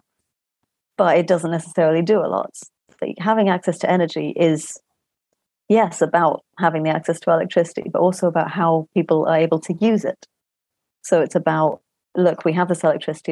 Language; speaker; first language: English; native; English